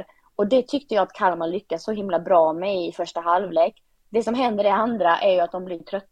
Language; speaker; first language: Swedish; native; Swedish